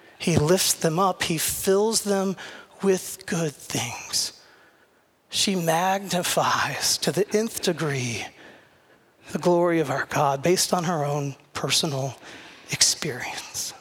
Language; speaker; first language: English; native; English